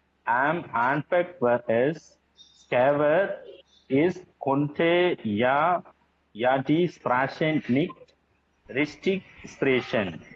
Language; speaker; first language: German; non-native, learner; Tamil